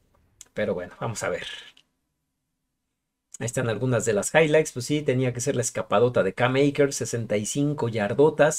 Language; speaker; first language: Spanish; native; Spanish